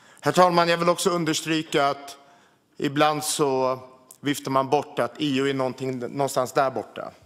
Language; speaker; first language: Swedish; early bilingual, other home language; Armenian